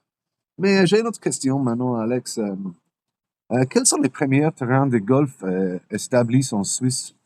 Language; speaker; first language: French; non-native, learner; English